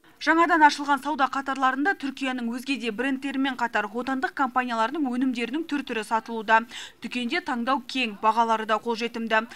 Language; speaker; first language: Kazakh; native; Kazakh